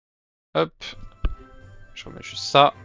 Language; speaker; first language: French; native; French